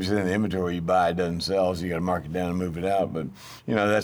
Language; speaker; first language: English; native; English